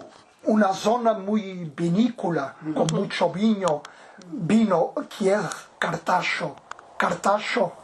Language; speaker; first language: Spanish; non-native, fluent; Portuguese